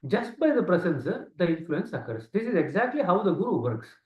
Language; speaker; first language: English; non-native, local second language; Kannada